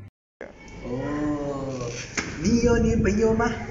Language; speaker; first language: Chinese; non-native, learner; Malay